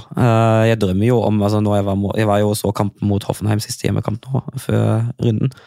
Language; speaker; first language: Norwegian; non-native, fluent; German